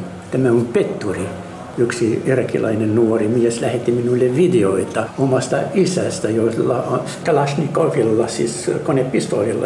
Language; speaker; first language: Finnish; non-native, fluent; Arabic